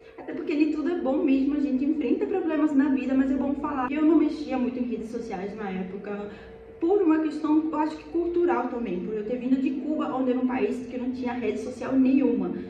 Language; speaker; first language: Portuguese; non-native, fluent; Spanish